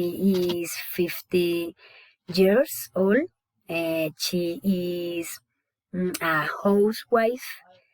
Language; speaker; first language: English; non-native, learner; Spanish